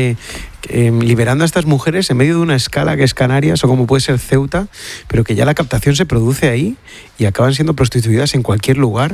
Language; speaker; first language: Spanish; native; Spanish